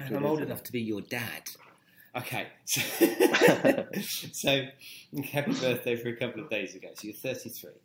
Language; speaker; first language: English; native; English